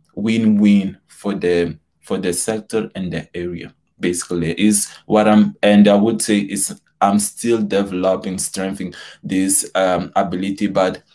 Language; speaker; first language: English; non-native, fluent; Portuguese